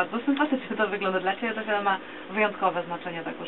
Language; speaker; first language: Polish; native; Polish